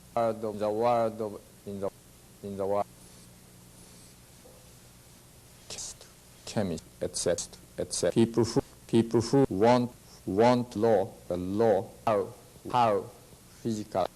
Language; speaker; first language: English; non-native, learner; Japanese